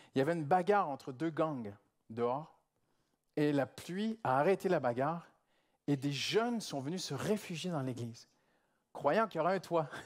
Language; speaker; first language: French; native; French